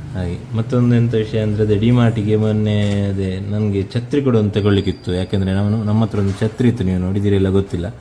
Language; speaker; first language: Kannada; non-native, local second language; Tulu